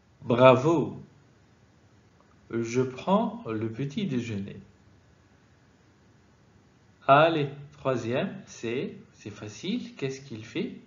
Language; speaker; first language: French; non-native, fluent; Arabic